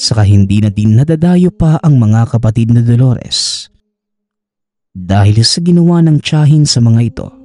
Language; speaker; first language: Filipino; native; Filipino